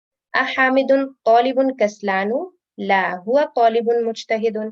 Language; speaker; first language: Arabic; non-native, learner; Urdu